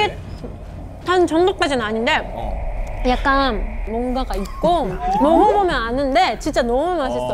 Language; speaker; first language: Korean; non-native, fluent; Japanese